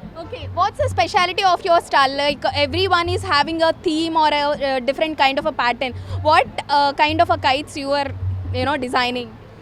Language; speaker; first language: English; non-native, local second language; Telugu